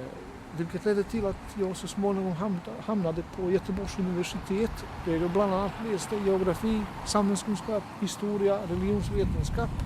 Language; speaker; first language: Swedish; non-native, fluent; Bosnian